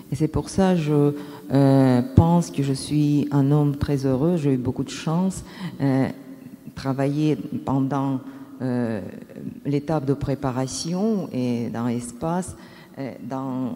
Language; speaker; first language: French; non-native, learner; Russian